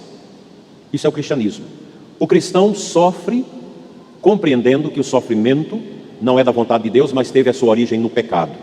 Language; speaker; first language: Portuguese; native; Portuguese